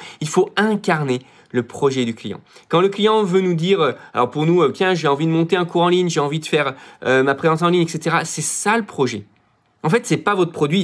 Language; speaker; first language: French; native; French